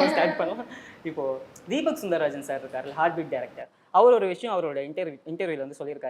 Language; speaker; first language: Tamil; native; Tamil